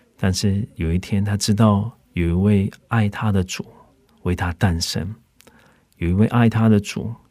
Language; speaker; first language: Chinese; native; Chinese